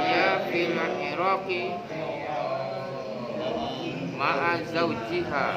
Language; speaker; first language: Arabic; non-native, learner; Indonesian